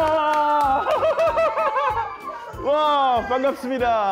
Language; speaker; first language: Korean; non-native, fluent; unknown